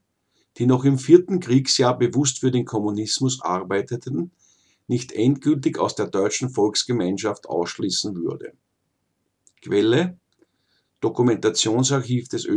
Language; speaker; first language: German; native; German